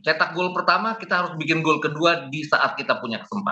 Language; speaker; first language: Indonesian; native; Indonesian